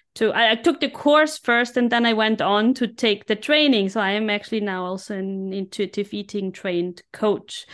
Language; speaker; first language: English; non-native, fluent; German